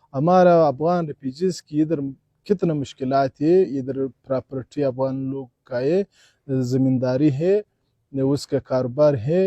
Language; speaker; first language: Hindi; non-native, fluent; Pashto